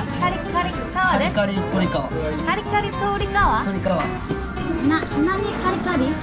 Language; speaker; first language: Japanese; non-native, learner; Korean